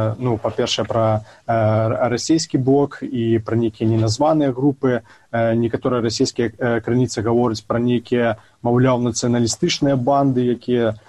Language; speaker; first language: Belarusian; native; Belarusian